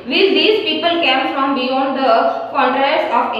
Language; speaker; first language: English; non-native, local second language; Hindi